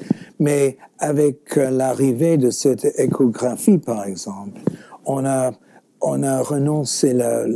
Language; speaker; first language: French; non-native, fluent; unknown